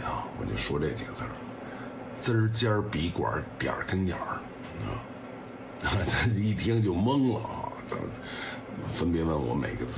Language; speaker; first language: Chinese; native; Chinese